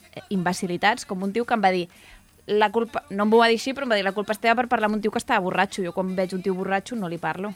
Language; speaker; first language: Catalan; non-native, local second language; Spanish